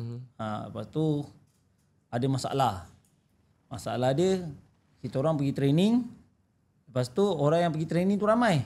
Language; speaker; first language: Malay; native; Malay